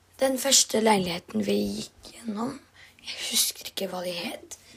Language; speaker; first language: Norwegian; non-native, learner; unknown